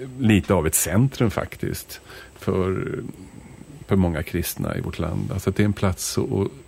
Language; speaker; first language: Swedish; native; Swedish